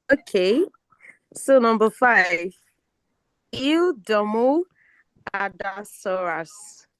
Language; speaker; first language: Portuguese; non-native, learner; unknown